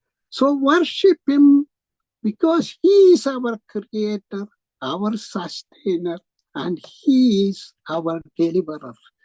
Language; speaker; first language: English; non-native, local second language; Malayalam